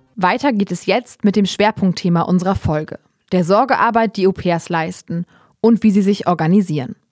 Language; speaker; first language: German; native; German